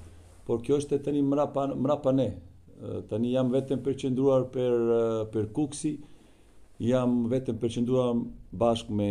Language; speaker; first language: Albanian; non-native, learner; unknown